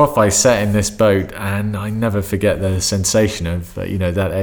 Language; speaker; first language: English; native; English